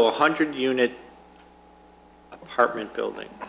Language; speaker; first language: English; native; English